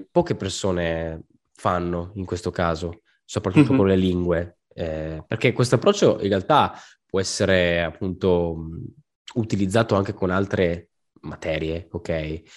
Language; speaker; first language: Italian; native; Italian